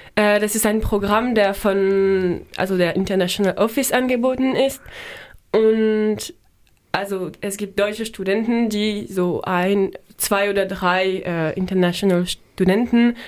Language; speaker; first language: German; non-native, fluent; French